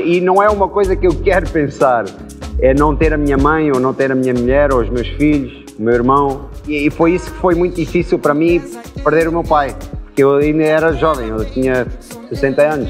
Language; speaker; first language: Portuguese; early bilingual, heritage; Portuguese